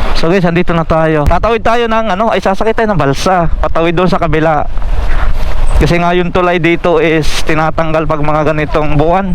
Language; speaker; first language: Filipino; native; Filipino